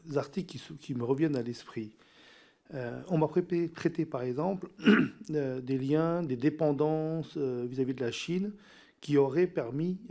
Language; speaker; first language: French; non-native, local second language; Min Nan Chinese